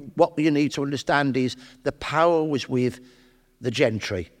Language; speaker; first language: English; native; English